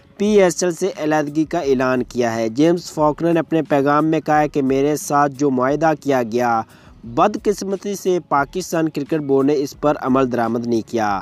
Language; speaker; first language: Urdu; native; Urdu